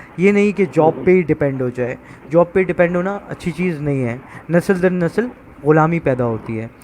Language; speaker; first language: Urdu; native; Urdu